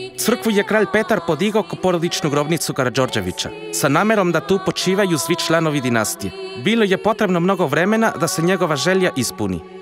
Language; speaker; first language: Croatian; non-native, fluent; Spanish